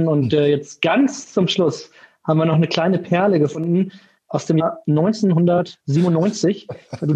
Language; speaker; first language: German; native; German